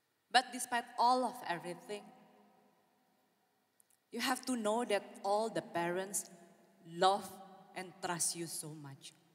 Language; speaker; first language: English; non-native, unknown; Indonesian